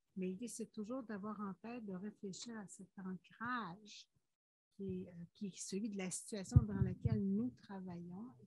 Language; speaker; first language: French; native; French